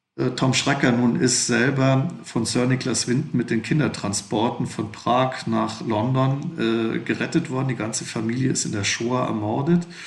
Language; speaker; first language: German; native; German